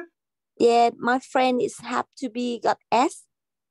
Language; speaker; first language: English; non-native, learner; Vietnamese